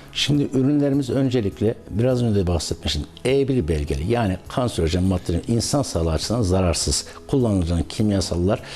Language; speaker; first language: Turkish; native; Turkish